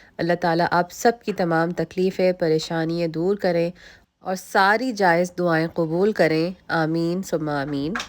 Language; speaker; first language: Urdu; native; Urdu